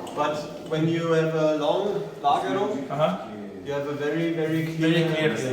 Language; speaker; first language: English; non-native, learner; German